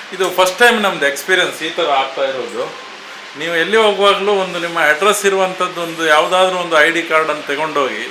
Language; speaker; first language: Kannada; non-native, local second language; Konkani